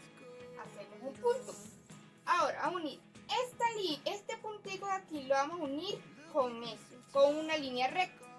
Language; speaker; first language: Spanish; native; Spanish